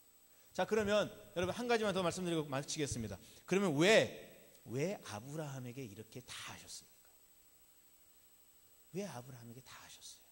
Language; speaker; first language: Korean; native; Korean